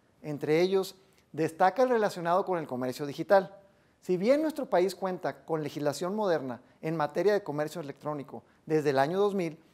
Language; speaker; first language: Spanish; native; Spanish